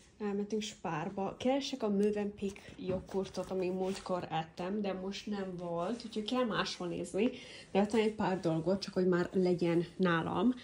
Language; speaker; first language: Hungarian; early bilingual, heritage; Hungarian